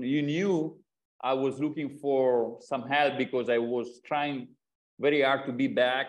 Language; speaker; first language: English; non-native, fluent; Italian